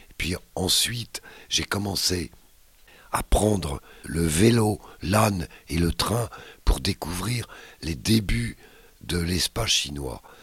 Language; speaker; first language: French; native; French